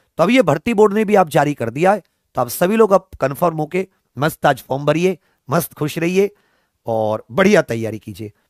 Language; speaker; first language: Hindi; native; Hindi